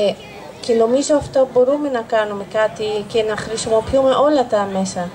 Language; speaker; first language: Greek; non-native, fluent; Arabic